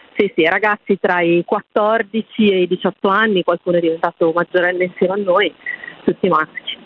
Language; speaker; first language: Italian; native; Italian